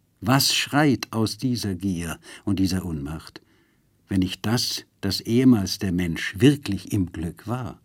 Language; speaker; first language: German; native; German